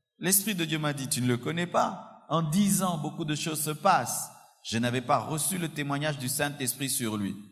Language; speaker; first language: French; non-native, local second language; Lingala